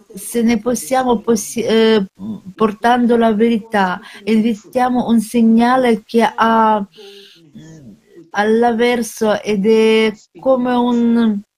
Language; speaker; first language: Italian; non-native, fluent; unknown